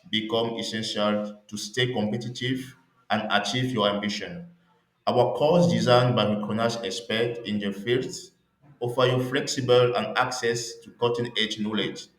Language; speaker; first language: English; non-native, local second language; French